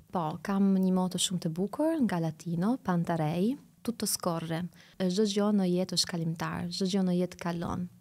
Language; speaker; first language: Albanian; early bilingual, heritage; Albanian